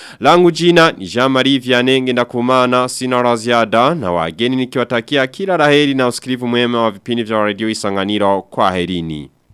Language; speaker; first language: Swahili; non-native, local second language; Rundi